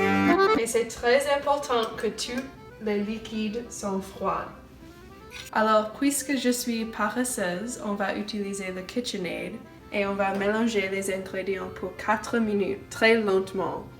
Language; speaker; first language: French; non-native, learner; English